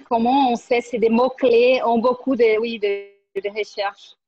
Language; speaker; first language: French; non-native, learner; Portuguese